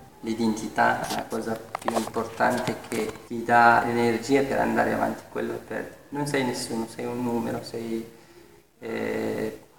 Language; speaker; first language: Italian; non-native, fluent; Persian